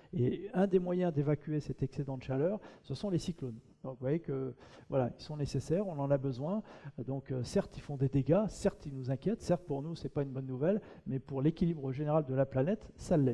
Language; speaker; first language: French; native; French